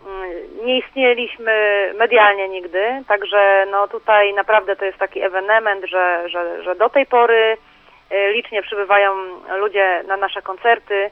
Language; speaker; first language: Polish; native; Polish